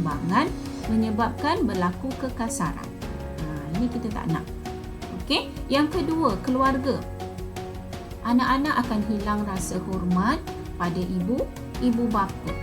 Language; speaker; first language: Malay; native; Malay